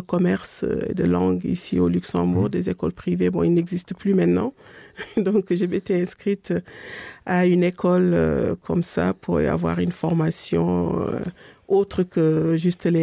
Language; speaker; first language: French; non-native, local second language; Wolof